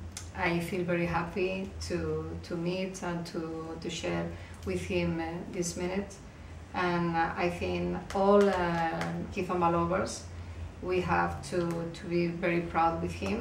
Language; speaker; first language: English; non-native, learner; Spanish